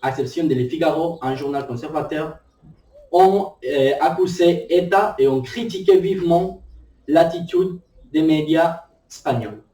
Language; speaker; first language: French; non-native, learner; Spanish